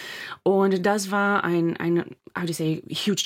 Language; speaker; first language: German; non-native, fluent; English